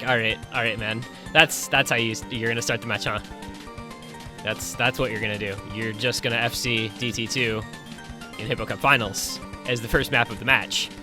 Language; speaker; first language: English; native; English